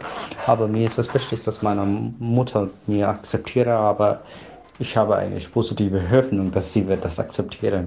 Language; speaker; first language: German; non-native, learner; Malayalam